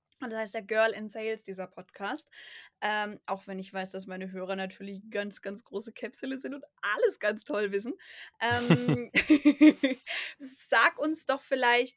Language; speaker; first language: German; native; German